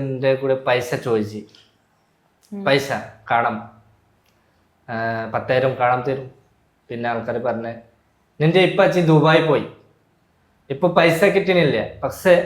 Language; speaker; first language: Malayalam; non-native, learner; Bangla